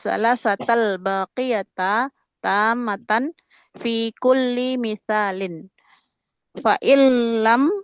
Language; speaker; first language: Arabic; non-native, learner; Indonesian